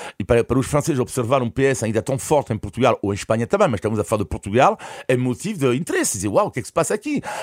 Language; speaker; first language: Portuguese; non-native, fluent; French